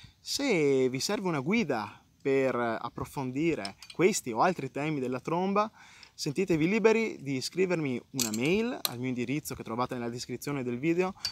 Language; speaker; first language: Italian; native; Italian